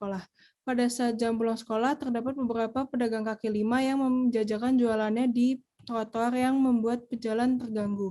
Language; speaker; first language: Indonesian; native; Indonesian